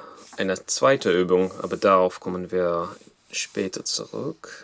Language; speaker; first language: German; non-native, fluent; English